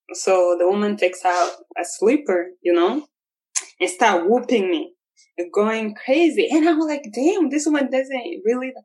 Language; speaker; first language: English; non-native, local second language; Kinyarwanda